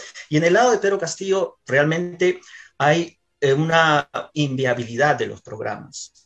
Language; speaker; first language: Spanish; native; Spanish